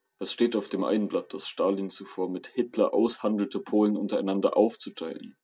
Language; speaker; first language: German; native; German